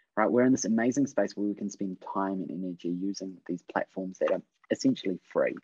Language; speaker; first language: English; native; English